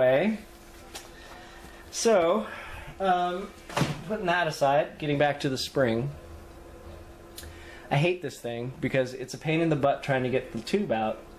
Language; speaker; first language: English; native; English